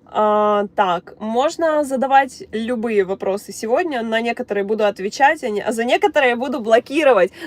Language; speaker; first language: Ukrainian; non-native, local second language; Russian